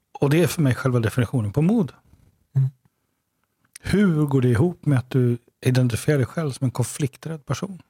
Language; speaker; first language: Swedish; native; Swedish